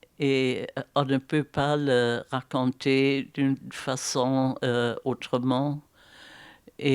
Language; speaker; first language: French; non-native, fluent; German